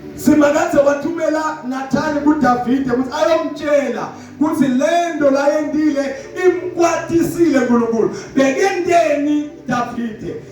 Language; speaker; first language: Zulu; non-native, local second language; Swati